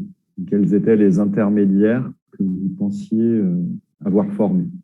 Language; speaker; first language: French; native; French